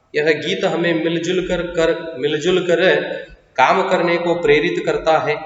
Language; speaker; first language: Hindi; non-native, local second language; Kannada